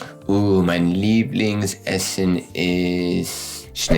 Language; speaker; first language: German; non-native, learner; English